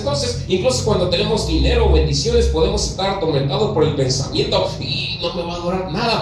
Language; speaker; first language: Spanish; native; Spanish